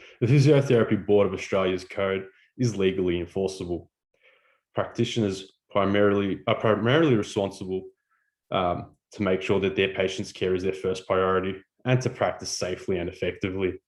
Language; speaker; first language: English; native; English